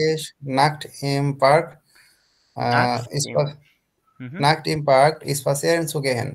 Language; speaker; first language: German; non-native, learner; Bangla